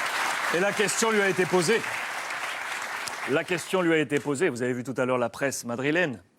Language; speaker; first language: French; native; French